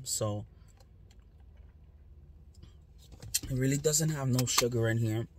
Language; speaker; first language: English; native; English